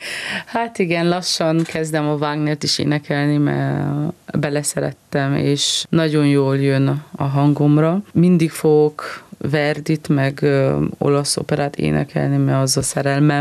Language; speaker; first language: Hungarian; early bilingual, heritage; Hungarian